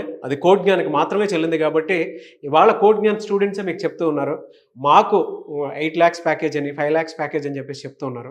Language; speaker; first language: Telugu; native; Telugu